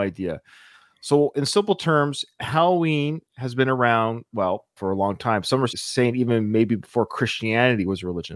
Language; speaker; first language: English; native; English